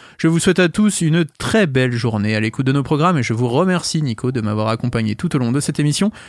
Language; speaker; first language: French; native; French